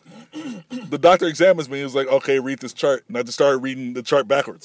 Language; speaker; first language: English; native; English